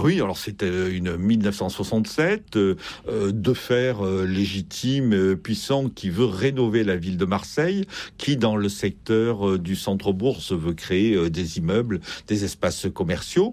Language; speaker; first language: French; native; French